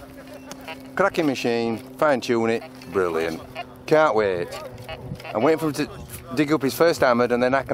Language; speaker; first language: English; native; English